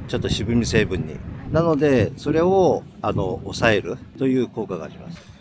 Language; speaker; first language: Japanese; native; Japanese